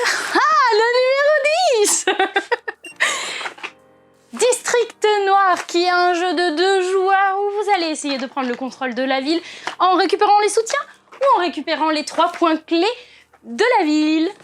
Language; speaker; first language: French; native; French